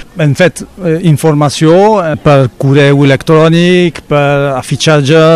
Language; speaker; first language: Catalan; non-native, local second language; French